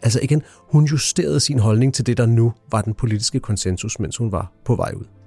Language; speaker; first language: Danish; native; Danish